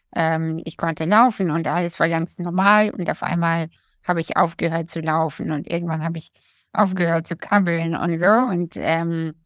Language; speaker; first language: German; early bilingual, other home language; Russian